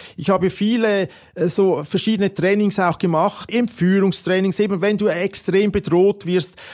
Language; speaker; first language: German; native; German